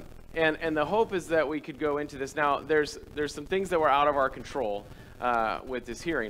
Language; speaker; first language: English; native; English